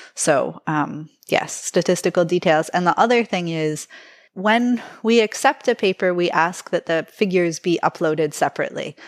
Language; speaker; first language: English; native; English